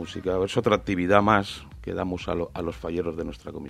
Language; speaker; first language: Spanish; native; Spanish